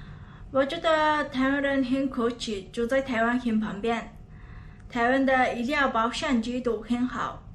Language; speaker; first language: Chinese; non-native, learner; Mongolian